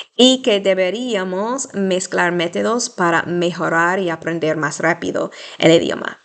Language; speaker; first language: Spanish; non-native, fluent; English